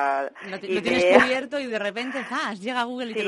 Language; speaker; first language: Spanish; native; Spanish